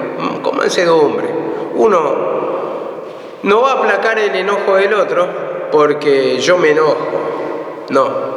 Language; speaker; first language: Spanish; native; Spanish